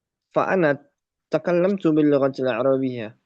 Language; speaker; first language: Arabic; non-native, learner; Indonesian